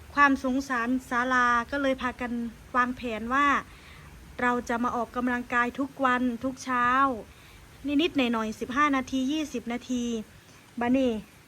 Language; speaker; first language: Thai; native; Thai